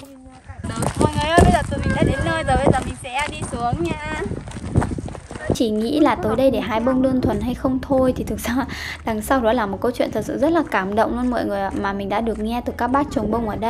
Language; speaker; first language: Vietnamese; native; Vietnamese